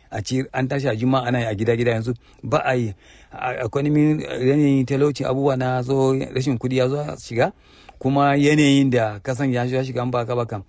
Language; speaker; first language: Hausa; non-native, local second language; Kanuri